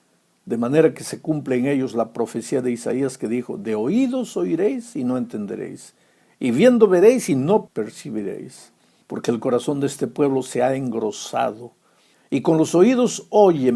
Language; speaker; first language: Spanish; native; Spanish